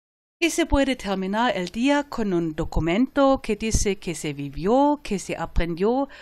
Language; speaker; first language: Spanish; non-native, fluent; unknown